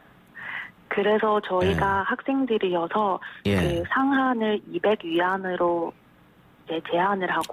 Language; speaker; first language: Korean; non-native, fluent; Chinese